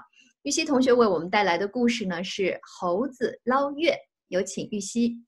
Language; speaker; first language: Chinese; native; Chinese